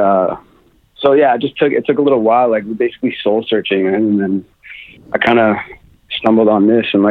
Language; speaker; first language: English; native; English